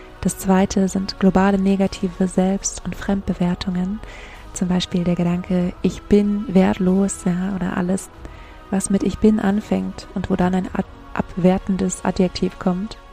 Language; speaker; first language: German; native; German